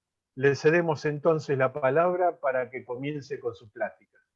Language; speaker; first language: Spanish; native; Spanish